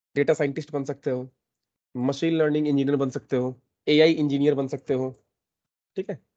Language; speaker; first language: Hindi; native; Hindi